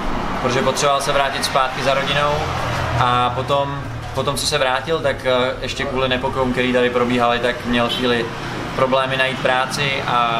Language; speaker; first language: Czech; native; Czech